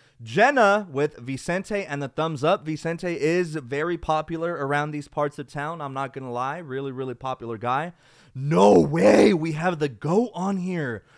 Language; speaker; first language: English; early bilingual, other home language; Spanish